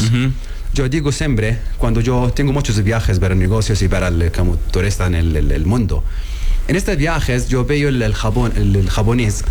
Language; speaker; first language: Spanish; non-native, learner; Arabic